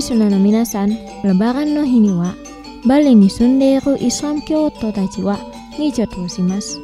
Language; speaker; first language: Japanese; non-native, fluent; Indonesian